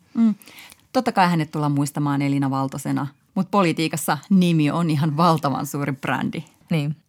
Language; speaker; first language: Finnish; native; Finnish